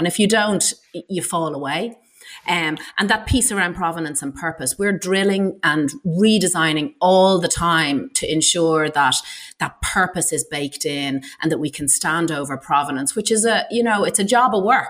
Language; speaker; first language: English; native; English